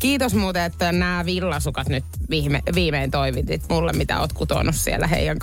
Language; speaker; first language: Finnish; native; Finnish